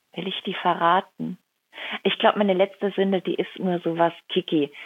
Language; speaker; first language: German; native; German